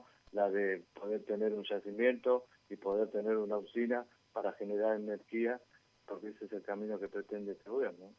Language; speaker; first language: Spanish; native; Spanish